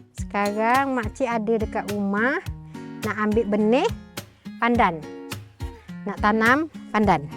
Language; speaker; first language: Malay; native; Malay